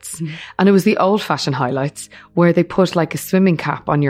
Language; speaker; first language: English; native; English